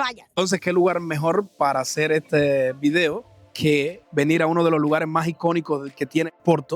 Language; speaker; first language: Spanish; native; Spanish